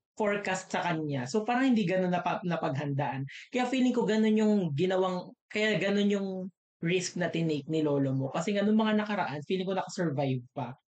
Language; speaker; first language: Filipino; non-native, local second language; Bikol